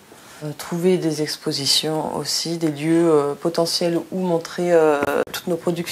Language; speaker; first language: French; native; French